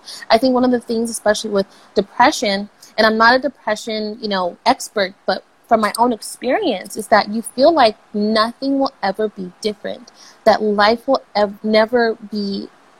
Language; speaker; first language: English; native; English